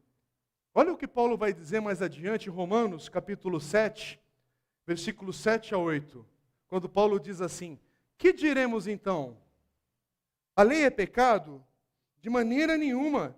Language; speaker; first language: Portuguese; native; Portuguese